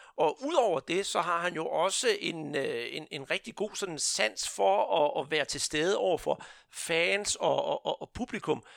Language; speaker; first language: Danish; non-native, fluent; Portuguese